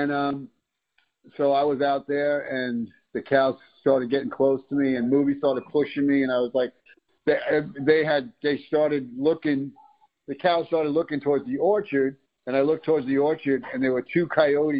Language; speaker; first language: English; native; English